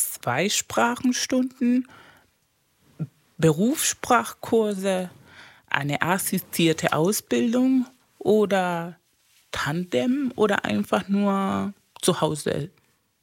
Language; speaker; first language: German; non-native, fluent; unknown